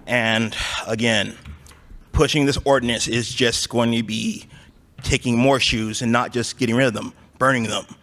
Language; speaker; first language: English; native; English